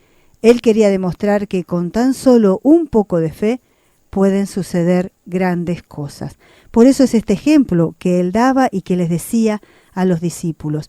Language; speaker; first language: Spanish; native; Spanish